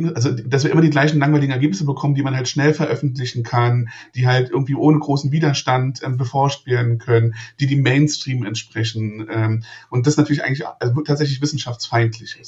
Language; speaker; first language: German; native; German